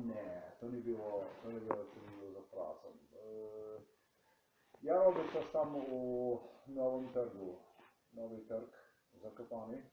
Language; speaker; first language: Polish; non-native, learner; Ukrainian